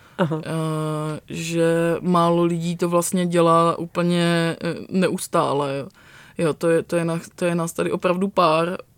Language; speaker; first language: Czech; native; Czech